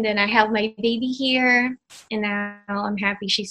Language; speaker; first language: English; non-native, local second language; Filipino